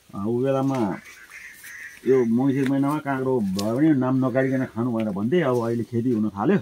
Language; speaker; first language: Nepali; native; Nepali